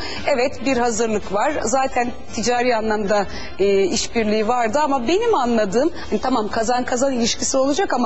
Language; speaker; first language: Turkish; native; Turkish